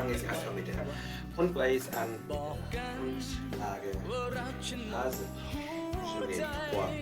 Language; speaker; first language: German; non-native, fluent; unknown